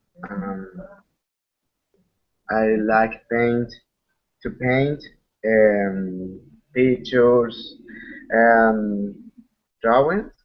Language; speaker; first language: English; non-native, learner; Spanish